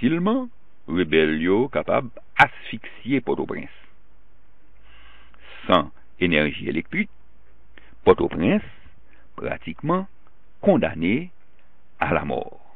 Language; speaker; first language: French; non-native, local second language; Haitian Creole